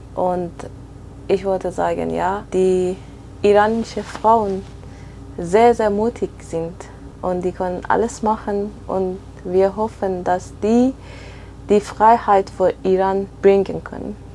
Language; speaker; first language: German; non-native, fluent; Persian